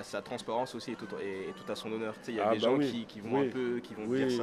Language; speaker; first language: French; native; French